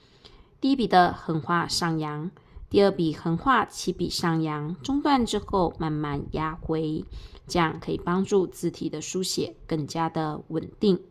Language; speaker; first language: Chinese; native; Chinese